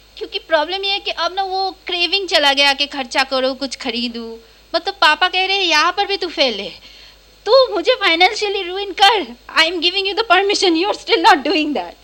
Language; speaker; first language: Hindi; non-native, local second language; Bangla